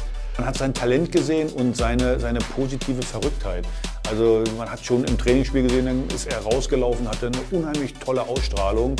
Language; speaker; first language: German; native; German